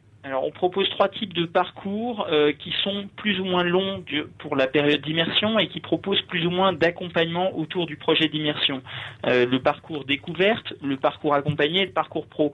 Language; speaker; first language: French; native; French